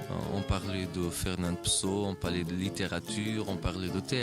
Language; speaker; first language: French; non-native, fluent; Portuguese